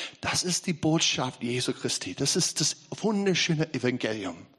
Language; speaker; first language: German; non-native, learner; English